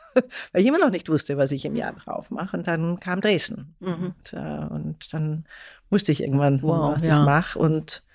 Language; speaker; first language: German; native; German